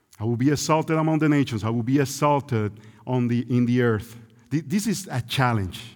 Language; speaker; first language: English; non-native, local second language; Spanish